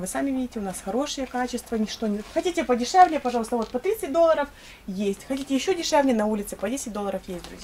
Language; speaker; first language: Russian; native; Russian